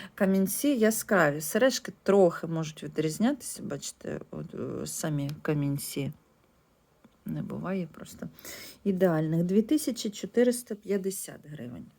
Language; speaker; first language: Ukrainian; non-native, local second language; Russian